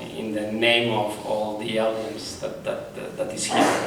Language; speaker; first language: English; non-native, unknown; Catalan